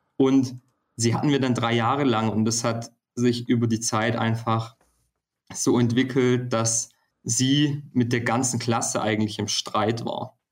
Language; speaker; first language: German; early bilingual, other home language; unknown